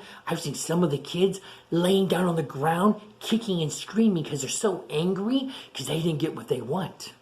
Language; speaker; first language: English; native; English